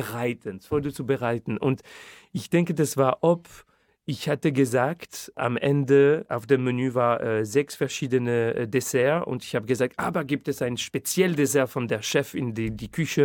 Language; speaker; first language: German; non-native, fluent; French